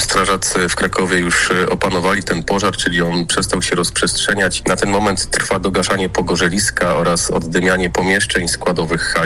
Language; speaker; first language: Polish; native; Polish